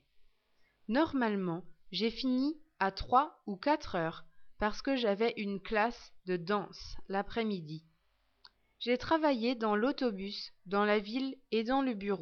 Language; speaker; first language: French; non-native, learner; English